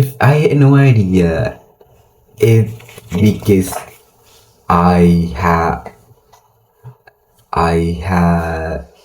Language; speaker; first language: English; non-native, learner; Indonesian